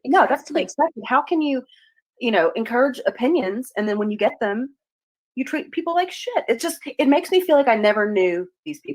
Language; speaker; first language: English; native; English